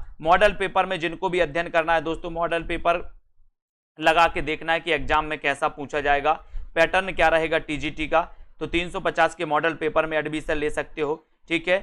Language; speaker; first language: Hindi; native; Hindi